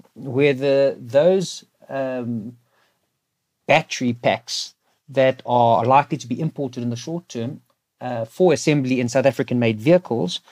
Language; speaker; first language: English; native; English